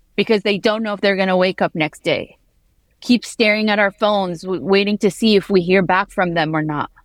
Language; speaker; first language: English; early bilingual, heritage; Arabic